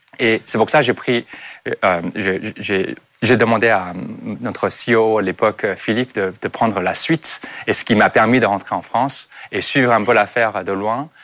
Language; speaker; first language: French; non-native, fluent; Chinese